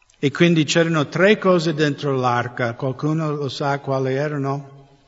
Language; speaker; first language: Italian; non-native, fluent; English